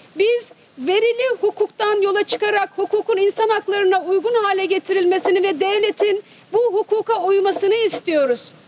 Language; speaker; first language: Turkish; native; Turkish